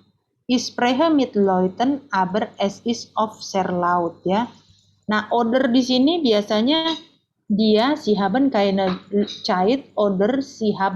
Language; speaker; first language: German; non-native, fluent; Indonesian